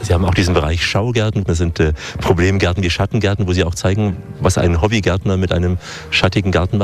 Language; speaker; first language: German; native; German